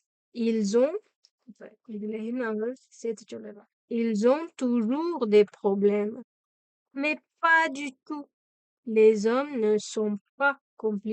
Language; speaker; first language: French; non-native, fluent; Tamil